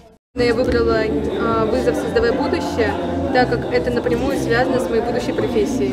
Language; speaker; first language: Russian; native; Russian